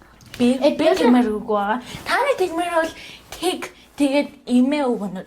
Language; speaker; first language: Mongolian; early bilingual, heritage; Mongolian